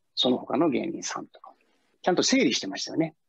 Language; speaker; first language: Japanese; native; Japanese